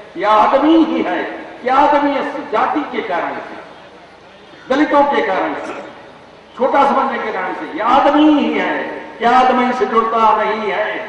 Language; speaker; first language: Hindi; native; Hindi